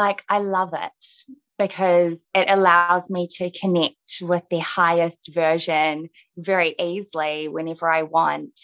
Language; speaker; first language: English; native; English